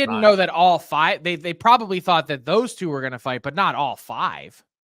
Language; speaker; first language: English; native; English